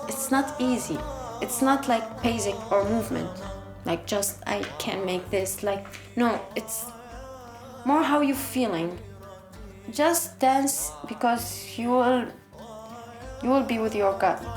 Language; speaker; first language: English; non-native, learner; Arabic